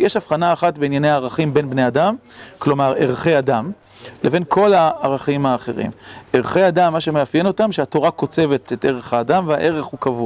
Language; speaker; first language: Hebrew; native; Hebrew